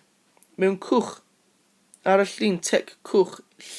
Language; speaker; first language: Welsh; non-native, local second language; English